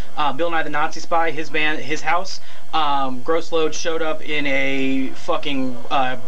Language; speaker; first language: English; native; English